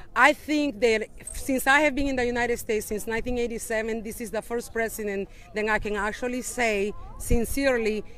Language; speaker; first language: English; non-native, fluent; Spanish